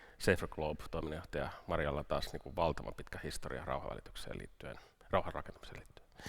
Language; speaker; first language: Finnish; native; Finnish